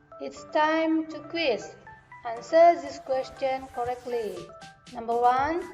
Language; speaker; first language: English; non-native, fluent; Indonesian